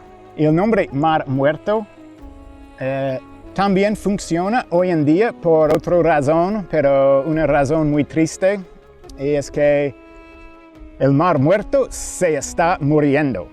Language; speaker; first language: Spanish; non-native, fluent; English